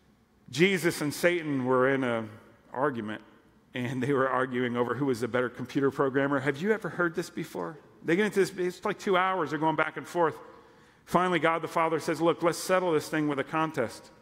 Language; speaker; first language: English; native; English